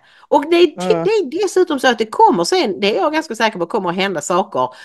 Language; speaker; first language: Swedish; native; Swedish